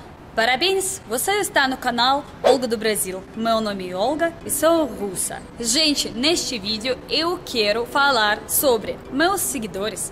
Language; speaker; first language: Portuguese; non-native, learner; Russian